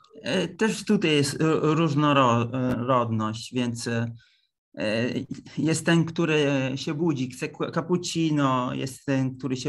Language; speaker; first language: Polish; early bilingual, heritage; Italian